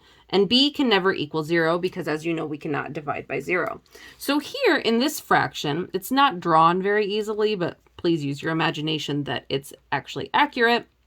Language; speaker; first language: English; native; English